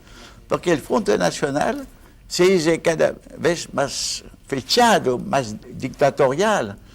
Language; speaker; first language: Spanish; non-native, fluent; French